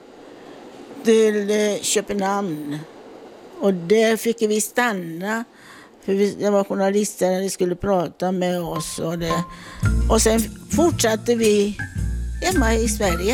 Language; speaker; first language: Swedish; non-native, fluent; Italian